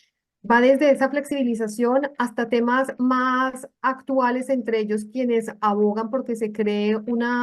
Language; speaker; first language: Spanish; native; Spanish